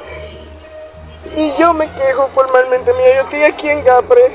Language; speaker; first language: Spanish; native; Spanish